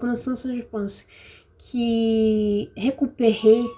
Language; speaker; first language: French; non-native, learner; Portuguese